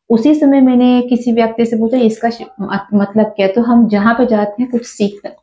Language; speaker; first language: Hindi; non-native, fluent; Sinhala